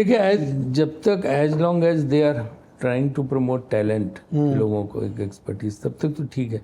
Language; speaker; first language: Hindi; native; Hindi